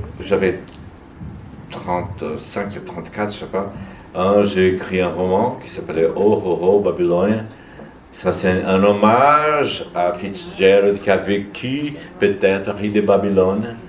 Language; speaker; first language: French; non-native, learner; Portuguese